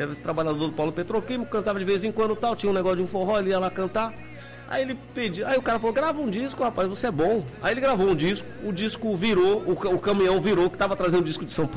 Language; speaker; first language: Portuguese; native; Portuguese